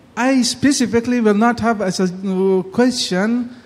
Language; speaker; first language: English; non-native, fluent; Persian